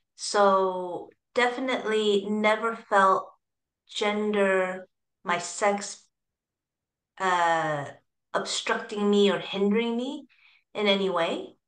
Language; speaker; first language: English; early bilingual, other home language; Cantonese